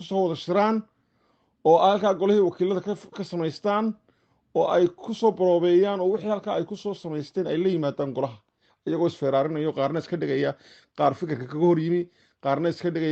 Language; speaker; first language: Somali; native; Somali